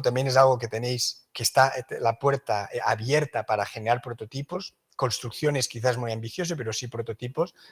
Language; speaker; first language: Spanish; non-native, local second language; Catalan